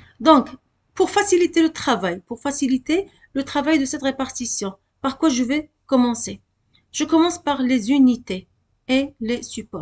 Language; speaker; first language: French; non-native, local second language; Arabic